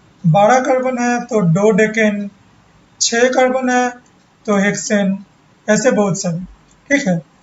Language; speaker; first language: Hindi; non-native, local second language; Bangla